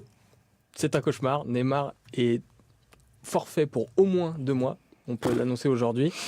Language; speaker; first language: French; native; French